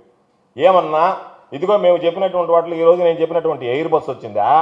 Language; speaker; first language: Telugu; native; Telugu